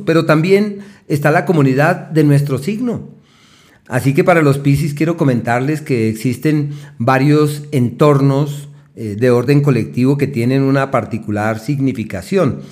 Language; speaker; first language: Spanish; native; Spanish